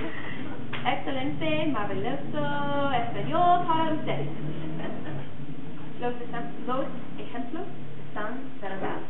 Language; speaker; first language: Spanish; non-native, learner; English